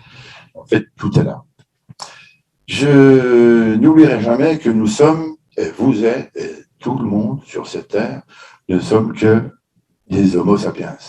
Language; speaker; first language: French; native; French